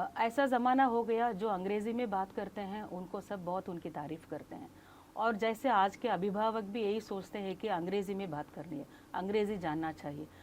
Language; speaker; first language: Hindi; non-native, local second language; Kannada